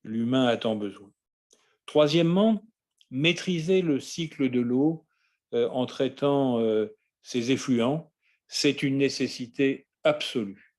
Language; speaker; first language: French; native; French